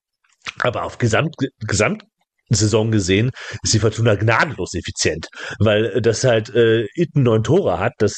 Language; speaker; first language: German; native; German